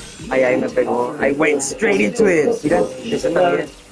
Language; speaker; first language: Spanish; native; Spanish